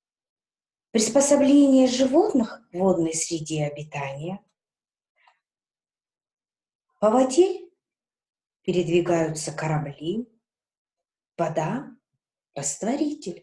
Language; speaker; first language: Russian; non-native, local second language; Kazakh